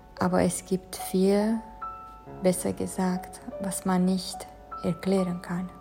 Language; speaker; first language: German; non-native, fluent; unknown